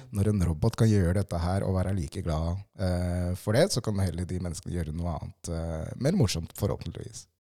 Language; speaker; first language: Norwegian; early bilingual, other home language; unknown